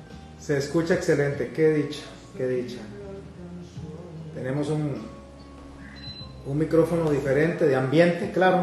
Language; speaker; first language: Spanish; native; Spanish